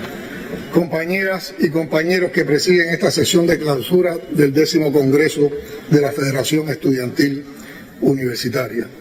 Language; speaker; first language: Spanish; native; Spanish